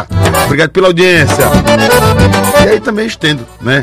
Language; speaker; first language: Portuguese; native; Portuguese